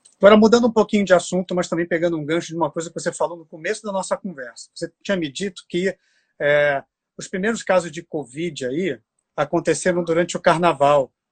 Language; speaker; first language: Portuguese; native; Portuguese